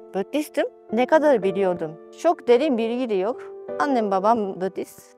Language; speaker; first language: Turkish; non-native, fluent; Japanese